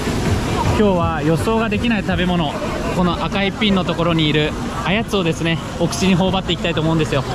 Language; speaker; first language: Japanese; native; Japanese